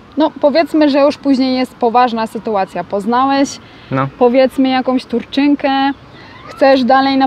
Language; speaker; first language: Polish; native; Polish